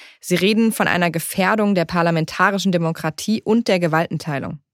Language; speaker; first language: German; native; German